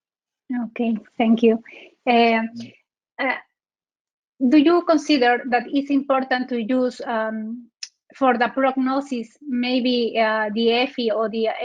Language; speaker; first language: English; non-native, learner; Spanish